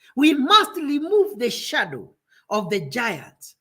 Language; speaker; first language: English; non-native, local second language; Kikuyu